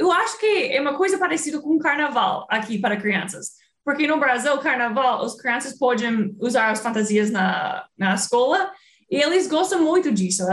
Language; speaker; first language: Portuguese; non-native, fluent; English